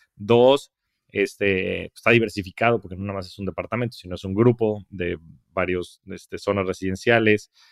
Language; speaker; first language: Spanish; native; Spanish